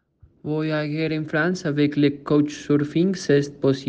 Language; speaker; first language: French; non-native, learner; Spanish